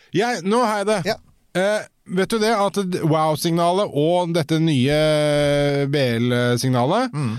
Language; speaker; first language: Norwegian; native; Norwegian